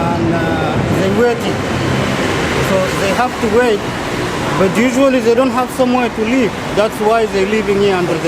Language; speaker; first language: English; non-native, fluent; Arabic